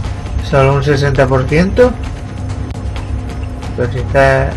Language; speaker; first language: Spanish; native; Spanish